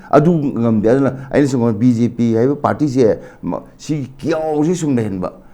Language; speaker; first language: Manipuri; native; Manipuri